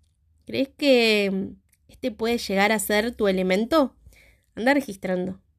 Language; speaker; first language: Spanish; native; Spanish